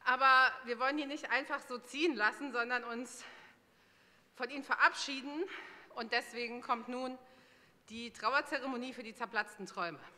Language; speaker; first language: German; native; German